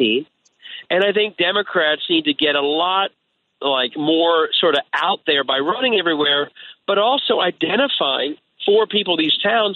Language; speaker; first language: English; native; English